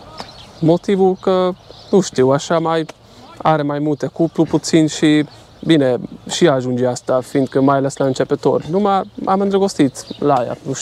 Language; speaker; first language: Romanian; non-native, local second language; Hungarian